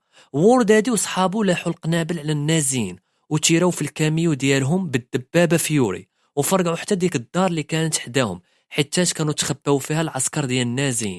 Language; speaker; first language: Arabic; native; Arabic